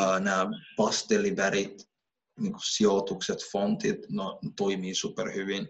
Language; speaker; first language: Finnish; early bilingual, other home language; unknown